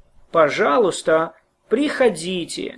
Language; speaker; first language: Russian; non-native, fluent; English